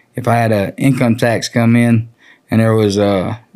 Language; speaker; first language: English; native; English